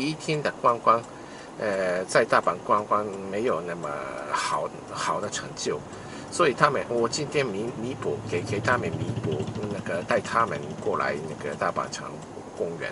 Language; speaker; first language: Chinese; non-native, fluent; Japanese